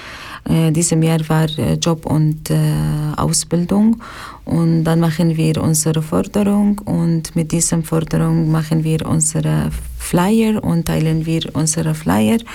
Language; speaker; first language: German; non-native, learner; Arabic